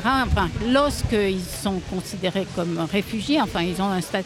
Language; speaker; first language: French; native; French